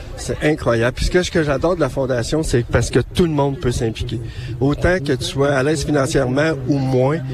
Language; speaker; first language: French; native; French